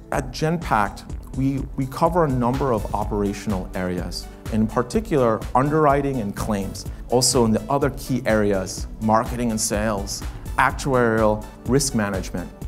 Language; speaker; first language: English; native; English